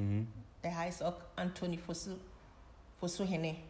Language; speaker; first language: German; non-native, learner; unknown